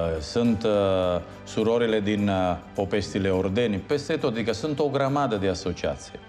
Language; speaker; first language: Romanian; non-native, fluent; Italian